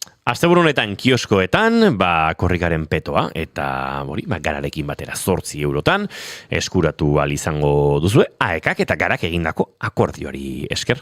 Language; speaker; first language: Basque; native; Basque